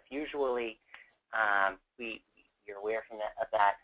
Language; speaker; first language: English; native; English